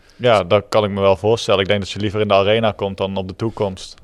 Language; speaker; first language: Dutch; native; Dutch